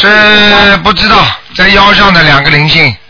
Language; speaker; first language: Chinese; native; Chinese